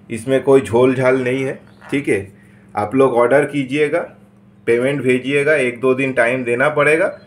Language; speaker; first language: Hindi; non-native, local second language; Bangla